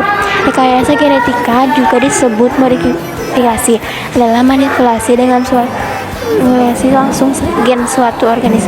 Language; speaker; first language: Indonesian; native; Indonesian